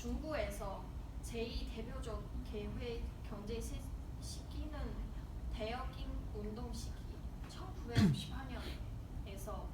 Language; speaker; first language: Korean; non-native, learner; Chinese